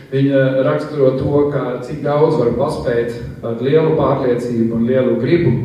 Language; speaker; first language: Latvian; early bilingual, heritage; Latvian